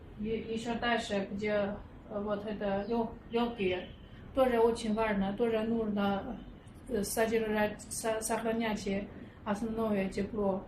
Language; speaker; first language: Russian; non-native, learner; Chinese